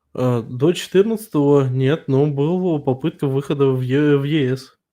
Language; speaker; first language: Russian; native; Russian